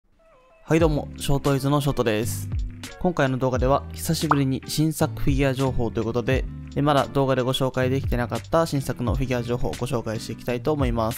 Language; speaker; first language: Japanese; native; Japanese